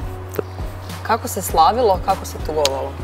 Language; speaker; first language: Croatian; native; Croatian